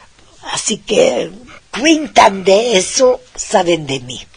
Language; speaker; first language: Spanish; non-native, fluent; Hungarian